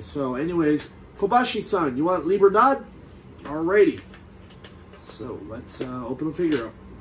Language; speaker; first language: English; native; English